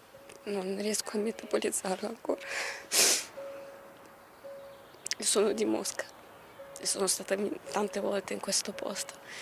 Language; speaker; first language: Italian; non-native, fluent; Russian